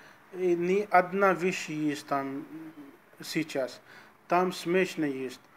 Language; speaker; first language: Russian; non-native, learner; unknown